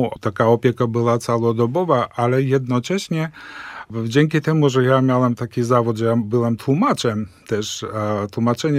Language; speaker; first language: Polish; early bilingual, heritage; Polish